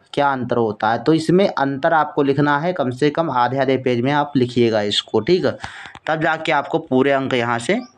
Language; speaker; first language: Hindi; native; Hindi